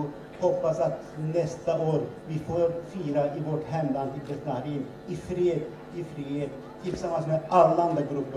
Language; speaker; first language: Swedish; early bilingual, other home language; Assyrian Neo-Aramaic